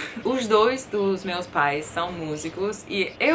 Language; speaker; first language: Portuguese; non-native, fluent; English